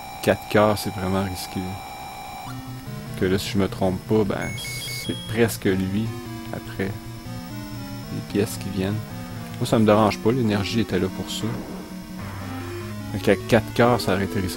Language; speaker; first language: French; native; French